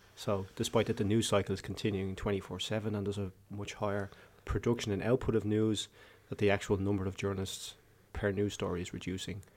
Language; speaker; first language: English; native; English